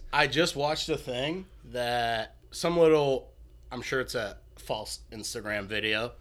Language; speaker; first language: English; native; English